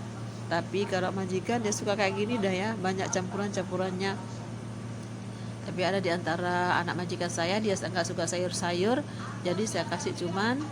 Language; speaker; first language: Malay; non-native, local second language; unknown